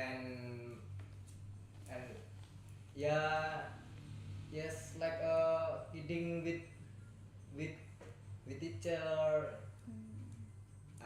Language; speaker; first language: English; non-native, learner; Indonesian